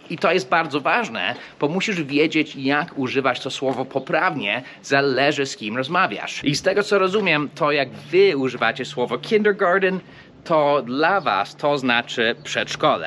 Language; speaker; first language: Polish; early bilingual, heritage; English